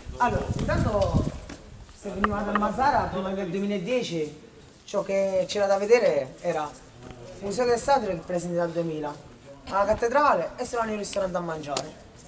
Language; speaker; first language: Italian; native; Italian